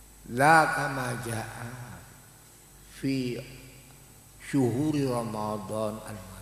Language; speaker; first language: Arabic; non-native, fluent; Javanese